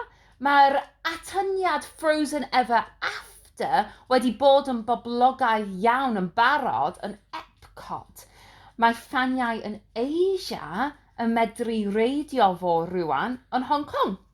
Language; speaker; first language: Welsh; non-native, learner; English